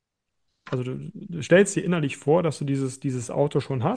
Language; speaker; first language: German; native; German